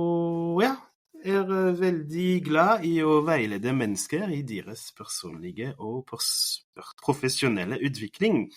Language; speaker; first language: Norwegian; non-native, fluent; French